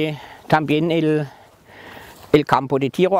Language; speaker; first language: Spanish; non-native, learner; German